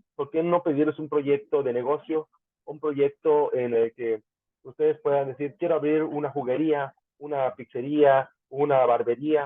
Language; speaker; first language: Spanish; native; Spanish